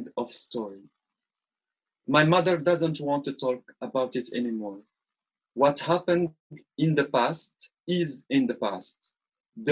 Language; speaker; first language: English; non-native, fluent; Arabic